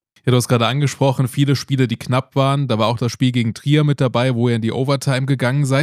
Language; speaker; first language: German; native; German